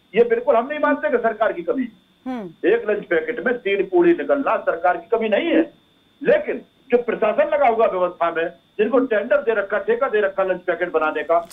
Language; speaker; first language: Hindi; native; Hindi